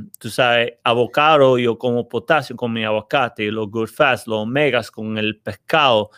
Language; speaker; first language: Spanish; early bilingual, heritage; Spanish